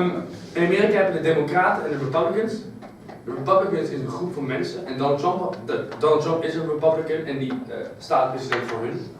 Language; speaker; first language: Dutch; native; Dutch